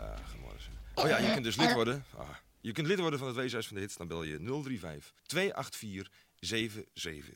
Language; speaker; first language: Dutch; native; Dutch